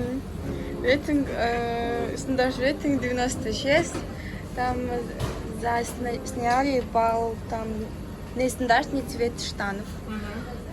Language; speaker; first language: Russian; non-native, learner; Mongolian